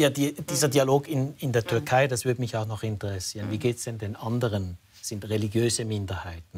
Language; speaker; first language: German; native; German